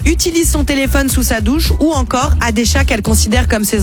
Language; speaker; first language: French; native; French